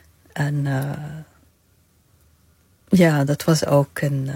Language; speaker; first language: Dutch; non-native, fluent; Arabic